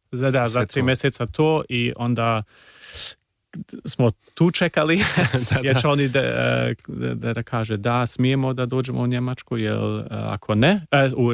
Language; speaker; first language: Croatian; early bilingual, heritage; Serbian